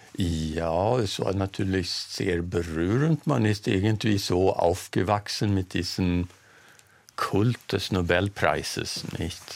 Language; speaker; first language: German; non-native, fluent; Swedish